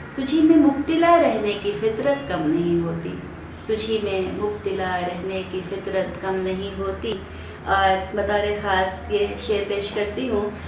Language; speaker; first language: Hindi; native; Hindi